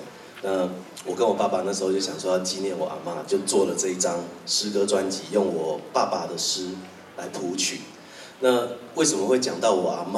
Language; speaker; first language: Chinese; native; Chinese